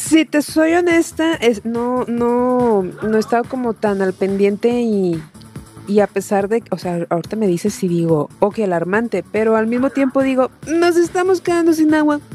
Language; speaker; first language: Spanish; native; Spanish